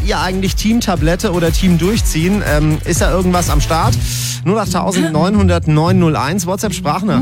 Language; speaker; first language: German; native; German